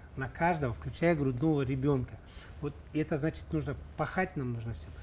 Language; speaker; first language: Russian; native; Russian